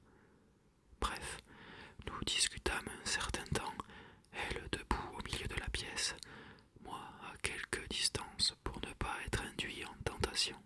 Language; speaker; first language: French; native; French